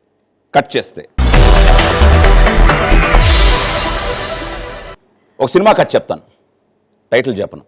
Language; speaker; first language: Telugu; native; Telugu